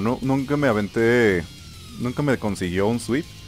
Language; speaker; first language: Spanish; native; Spanish